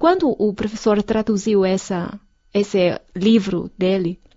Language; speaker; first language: Portuguese; non-native, fluent; Chinese